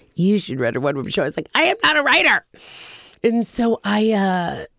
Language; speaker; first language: English; early bilingual, other home language; Japanese